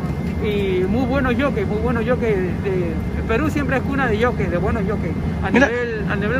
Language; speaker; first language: Spanish; native; Spanish